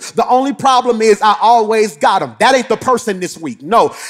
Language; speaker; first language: English; native; English